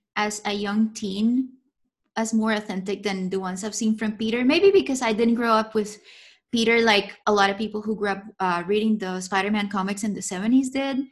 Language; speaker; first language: English; non-native, fluent; Spanish